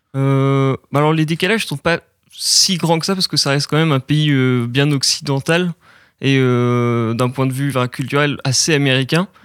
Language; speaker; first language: French; native; French